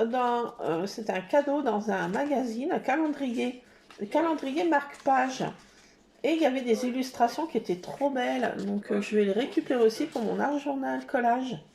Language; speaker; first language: French; native; French